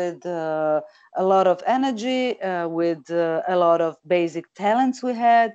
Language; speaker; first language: English; non-native, fluent; Croatian